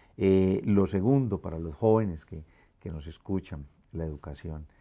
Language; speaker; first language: Spanish; native; Spanish